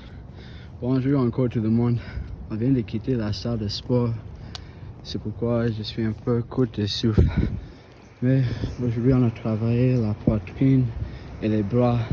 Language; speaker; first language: French; non-native, fluent; English